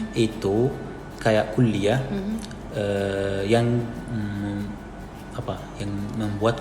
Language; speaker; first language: Indonesian; non-native, fluent; Arabic